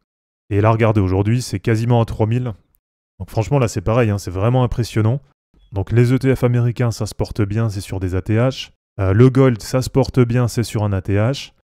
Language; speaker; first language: French; native; French